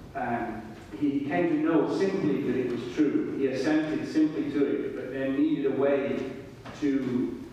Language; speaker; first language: English; non-native, fluent; Italian